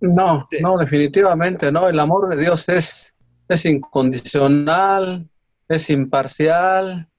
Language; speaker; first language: Spanish; native; Spanish